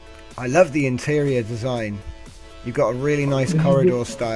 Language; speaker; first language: English; native; English